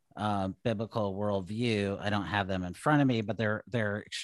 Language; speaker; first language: English; native; English